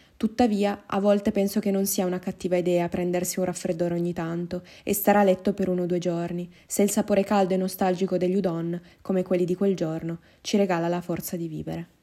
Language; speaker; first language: Italian; non-native, fluent; Japanese